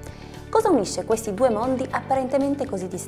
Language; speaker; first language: Italian; native; Italian